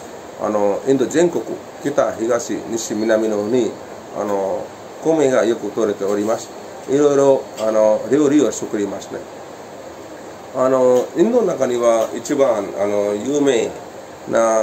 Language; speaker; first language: Japanese; non-native, fluent; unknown